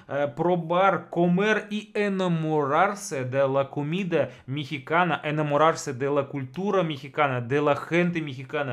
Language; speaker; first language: Spanish; non-native, fluent; Russian